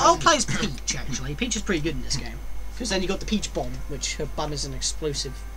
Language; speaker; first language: English; native; English